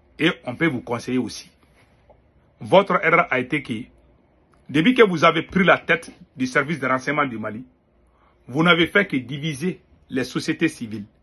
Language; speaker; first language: French; non-native, local second language; Bambara